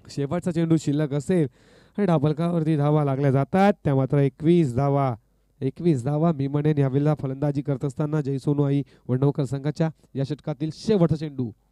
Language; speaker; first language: Marathi; native; Marathi